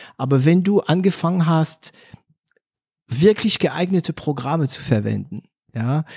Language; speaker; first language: German; non-native, fluent; French